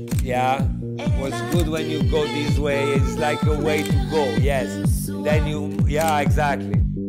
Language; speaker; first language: English; non-native, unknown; Italian